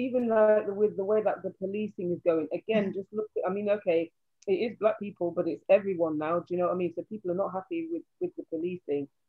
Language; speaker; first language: English; native; English